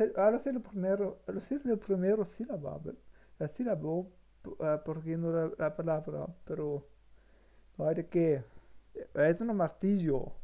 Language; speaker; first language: Spanish; non-native, learner; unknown